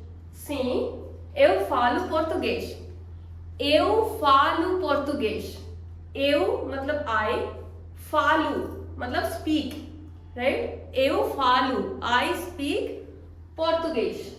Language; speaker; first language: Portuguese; non-native, fluent; Hindi